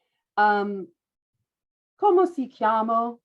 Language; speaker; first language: Italian; non-native, learner; English